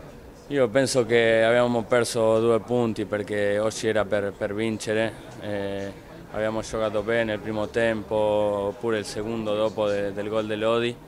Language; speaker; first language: Italian; non-native, fluent; Spanish